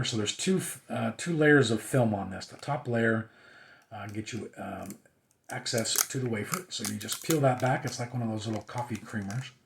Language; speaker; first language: English; native; English